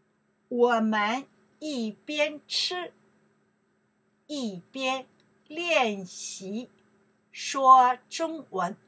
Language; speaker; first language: Chinese; non-native, learner; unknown